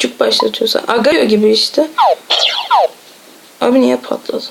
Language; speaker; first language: Turkish; native; Turkish